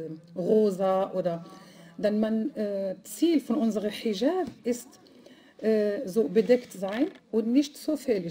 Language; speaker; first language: German; non-native, fluent; Arabic